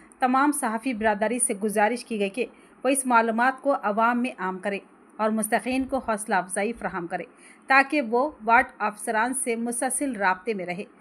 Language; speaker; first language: Urdu; native; Urdu